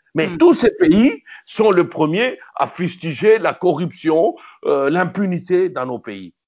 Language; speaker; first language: French; non-native, local second language; Luba-Lulua